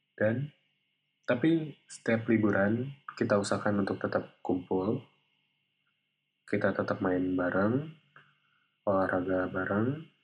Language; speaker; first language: Indonesian; native; Indonesian